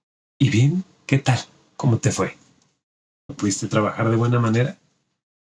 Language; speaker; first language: Spanish; native; Spanish